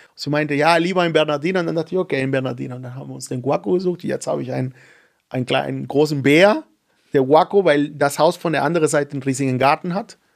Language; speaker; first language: German; non-native, fluent; Spanish